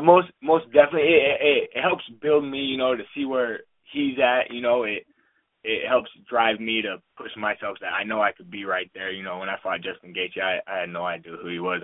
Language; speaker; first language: English; native; English